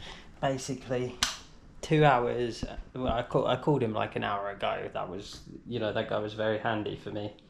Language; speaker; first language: English; native; English